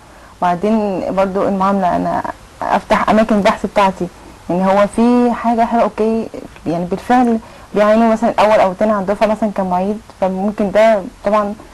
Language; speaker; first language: Arabic; native; Arabic